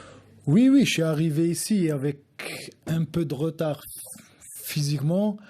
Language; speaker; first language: French; non-native, local second language; Arabic